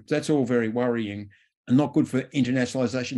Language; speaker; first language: English; native; English